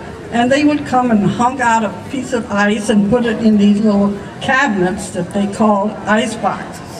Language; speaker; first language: English; early bilingual, other home language; German